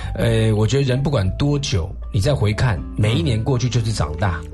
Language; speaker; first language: Chinese; native; Chinese